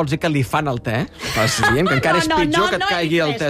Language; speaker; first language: Catalan; native; Catalan